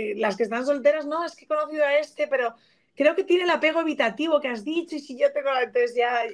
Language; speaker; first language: Spanish; native; Spanish